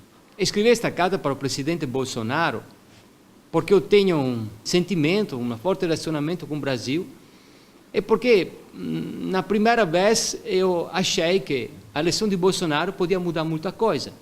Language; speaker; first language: Portuguese; non-native, fluent; Italian